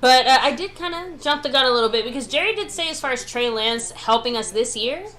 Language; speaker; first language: English; native; English